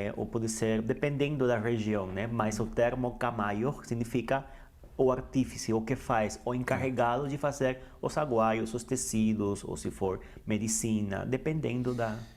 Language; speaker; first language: Portuguese; non-native, fluent; Spanish